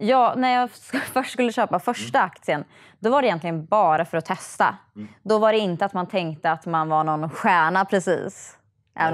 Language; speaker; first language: Swedish; native; Swedish